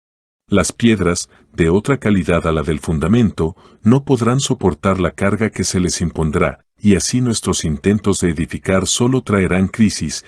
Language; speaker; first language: Spanish; native; Spanish